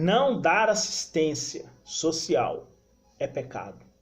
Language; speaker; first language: Portuguese; native; Portuguese